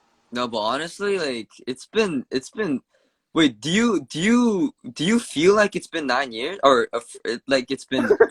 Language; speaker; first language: English; early bilingual, other home language; Korean